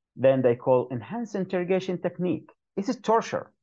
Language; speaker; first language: English; non-native, fluent; Arabic